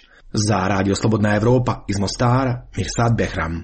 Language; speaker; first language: Serbian; native; Serbian